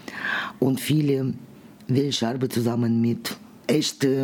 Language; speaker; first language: German; non-native, learner; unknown